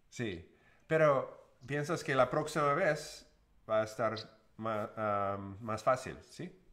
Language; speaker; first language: Spanish; non-native, learner; English